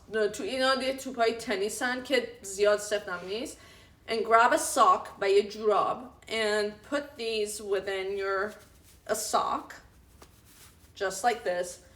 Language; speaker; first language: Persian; early bilingual, heritage; Persian